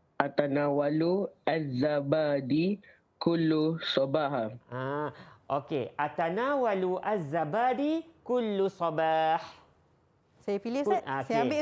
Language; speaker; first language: Arabic; non-native, fluent; Malay